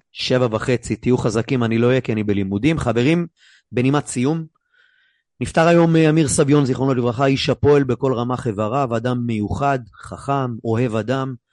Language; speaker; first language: Hebrew; native; Hebrew